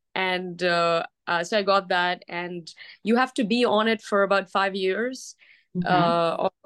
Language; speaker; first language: English; early bilingual, other home language; Arabic